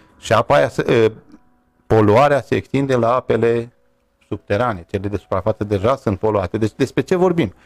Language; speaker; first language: Romanian; native; Romanian